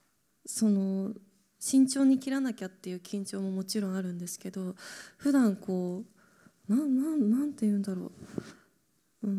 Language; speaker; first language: Japanese; native; Japanese